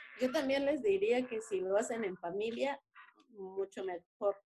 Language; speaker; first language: Spanish; native; Spanish